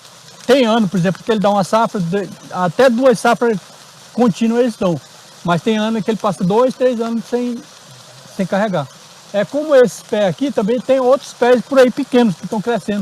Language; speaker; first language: Portuguese; native; Portuguese